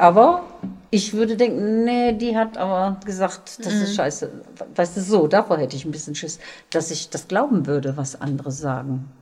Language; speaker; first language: German; native; German